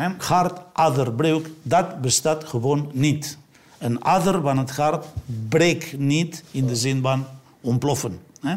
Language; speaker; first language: Dutch; non-native, fluent; Catalan